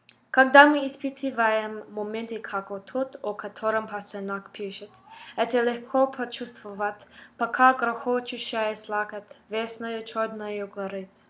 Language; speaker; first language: Russian; non-native, learner; English